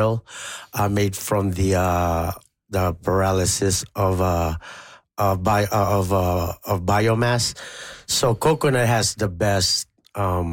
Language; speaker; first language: English; non-native, local second language; Pampanga